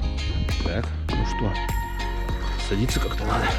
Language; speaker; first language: Russian; native; Russian